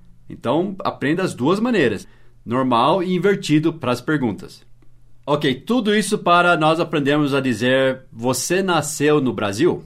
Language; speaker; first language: Portuguese; non-native, fluent; English